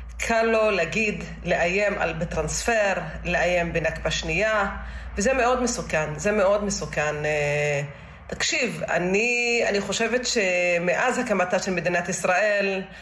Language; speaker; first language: Hebrew; non-native, local second language; Arabic